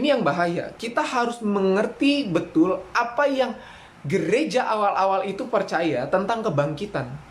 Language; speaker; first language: Indonesian; native; Indonesian